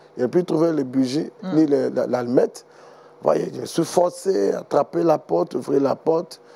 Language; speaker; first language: French; non-native, learner; Igbo